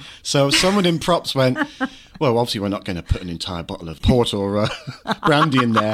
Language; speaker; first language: English; native; English